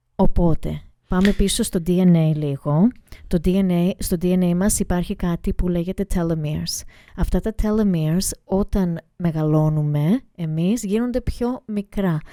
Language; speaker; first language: Greek; early bilingual, heritage; Greek